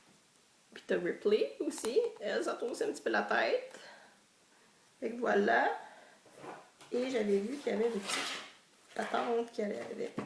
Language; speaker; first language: French; native; French